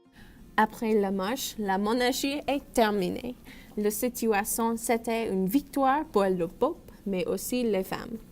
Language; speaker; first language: French; non-native, learner; English